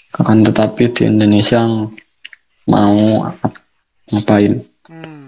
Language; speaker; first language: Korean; non-native, learner; Indonesian